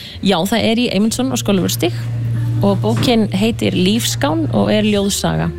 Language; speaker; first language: Icelandic; native; Icelandic